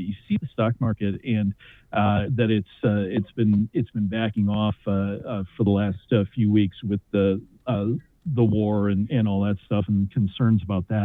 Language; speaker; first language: English; native; English